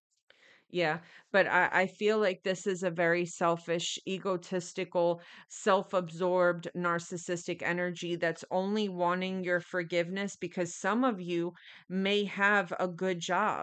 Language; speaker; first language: English; native; English